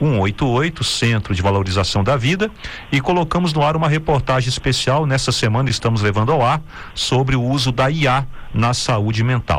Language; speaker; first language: Portuguese; native; Portuguese